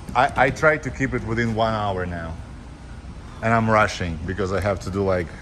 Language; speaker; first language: English; non-native, fluent; Ukrainian